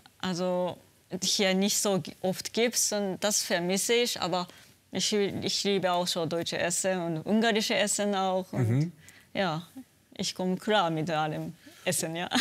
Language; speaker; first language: German; non-native, learner; Japanese